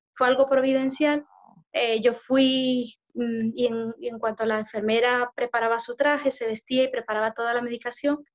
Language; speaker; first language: Spanish; native; Spanish